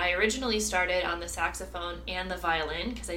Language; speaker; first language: English; native; English